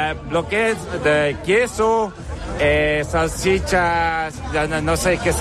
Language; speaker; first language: Spanish; non-native, learner; Dutch